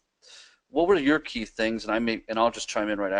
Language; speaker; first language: English; native; English